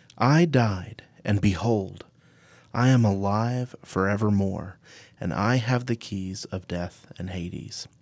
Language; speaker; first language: English; native; English